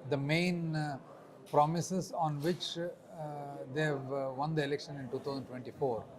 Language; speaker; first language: English; non-native, local second language; Telugu